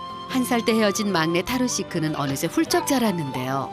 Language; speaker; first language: Korean; native; Korean